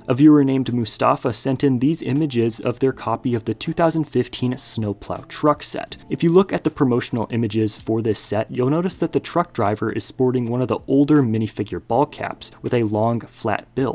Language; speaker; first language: English; native; English